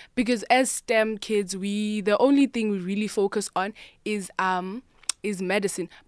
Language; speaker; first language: English; non-native, local second language; Xhosa